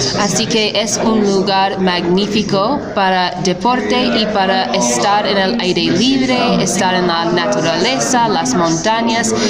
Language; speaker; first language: Spanish; non-native, fluent; English